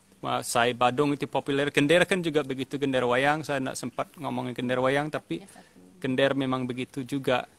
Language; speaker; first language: Indonesian; non-native, fluent; English